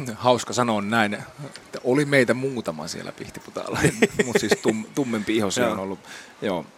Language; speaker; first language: Finnish; native; Finnish